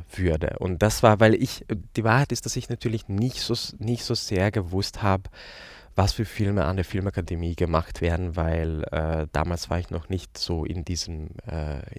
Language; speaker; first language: German; non-native, fluent; Hungarian